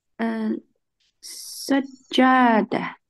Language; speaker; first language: Arabic; non-native, learner; Chinese